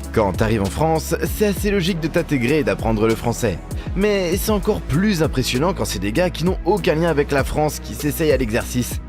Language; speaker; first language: French; native; French